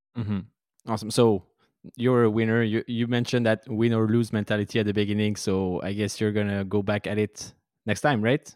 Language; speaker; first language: English; non-native, fluent; French